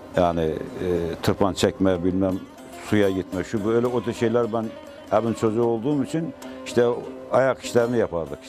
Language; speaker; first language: Turkish; native; Turkish